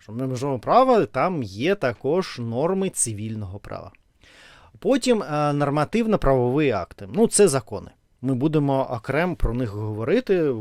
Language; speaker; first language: Ukrainian; non-native, learner; Russian